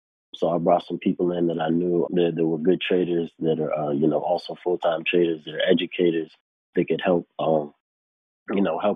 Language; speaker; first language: English; native; English